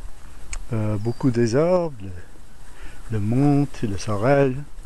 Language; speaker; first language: French; non-native, learner; English